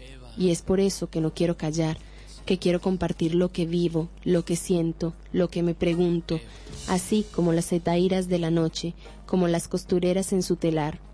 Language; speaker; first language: Spanish; native; Spanish